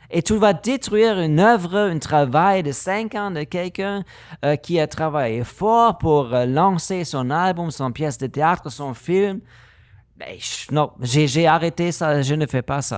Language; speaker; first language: French; non-native, learner; German